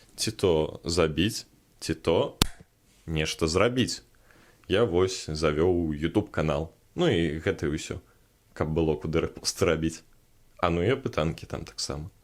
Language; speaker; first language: Belarusian; non-native, local second language; Russian